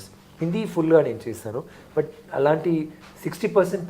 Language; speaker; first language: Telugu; non-native, learner; Tamil